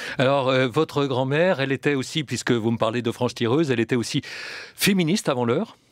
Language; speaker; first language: French; native; French